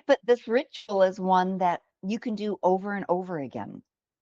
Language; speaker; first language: English; native; English